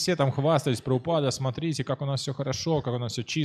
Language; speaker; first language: Russian; native; Russian